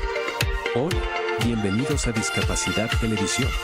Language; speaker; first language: Spanish; native; Spanish